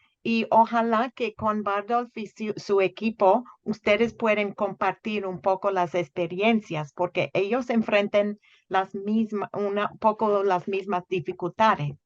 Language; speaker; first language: Spanish; non-native, fluent; English